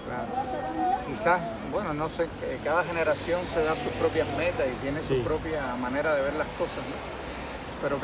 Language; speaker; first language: Spanish; native; Spanish